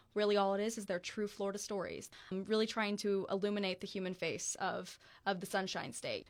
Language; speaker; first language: English; native; English